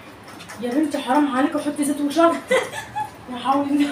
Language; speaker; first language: Arabic; native; Arabic